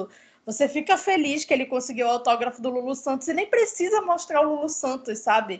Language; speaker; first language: Portuguese; native; Portuguese